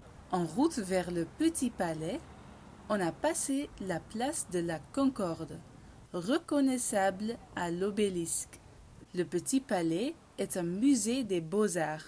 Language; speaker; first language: French; non-native, learner; Dutch